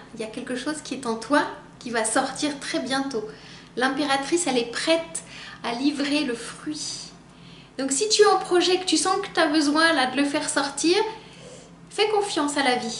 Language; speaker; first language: French; native; French